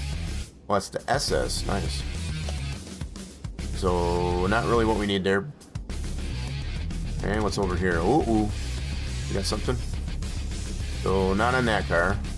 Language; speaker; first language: English; native; English